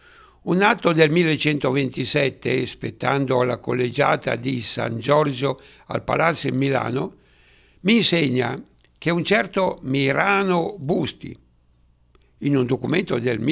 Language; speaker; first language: Italian; native; Italian